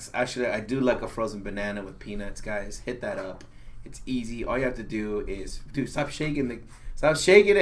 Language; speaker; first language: English; native; English